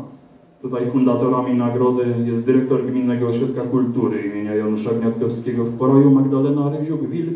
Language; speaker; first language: Polish; native; Polish